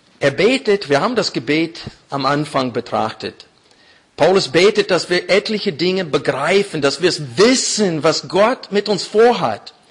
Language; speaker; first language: German; non-native, fluent; English